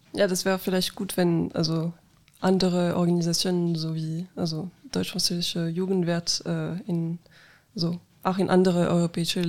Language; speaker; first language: German; non-native, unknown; French